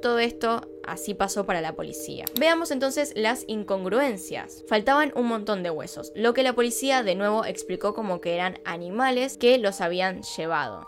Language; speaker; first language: Spanish; native; Spanish